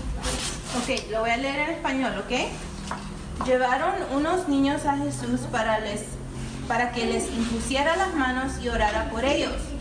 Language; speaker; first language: Spanish; early bilingual, heritage; Spanish